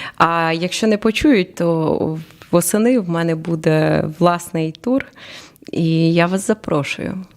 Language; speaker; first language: Ukrainian; native; Ukrainian